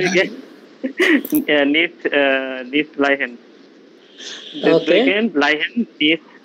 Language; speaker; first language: German; non-native, learner; Bangla